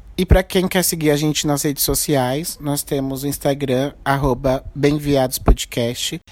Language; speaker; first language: Portuguese; native; Portuguese